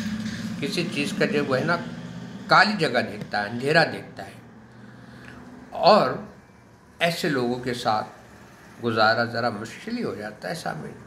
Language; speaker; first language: Hindi; native; Hindi